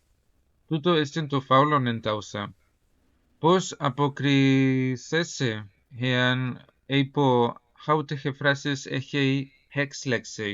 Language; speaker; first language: Greek; non-native, fluent; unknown